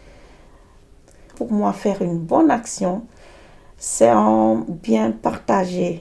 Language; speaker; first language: French; native; French